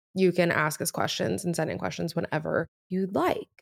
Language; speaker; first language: English; early bilingual, other home language; Spanish